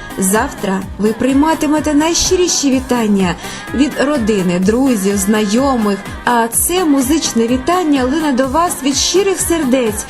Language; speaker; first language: Ukrainian; native; Ukrainian